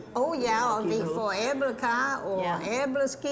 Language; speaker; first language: Danish; early bilingual, heritage; English